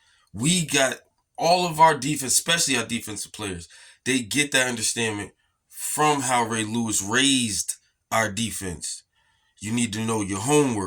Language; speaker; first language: English; native; English